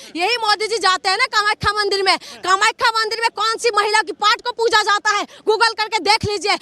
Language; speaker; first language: Hindi; non-native, local second language; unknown